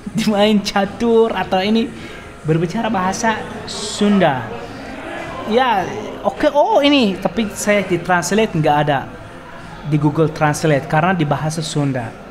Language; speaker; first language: Indonesian; non-native, learner; Arabic